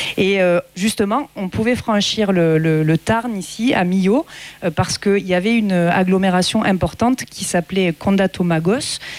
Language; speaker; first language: French; native; French